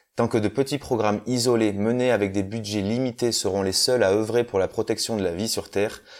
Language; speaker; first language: French; native; French